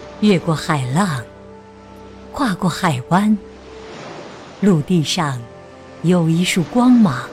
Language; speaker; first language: Chinese; native; Chinese